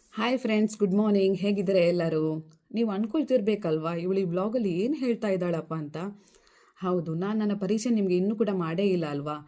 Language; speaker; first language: Kannada; non-native, local second language; Konkani